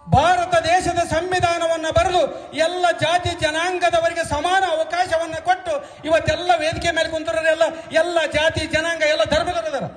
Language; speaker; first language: Kannada; non-native, local second language; Lambadi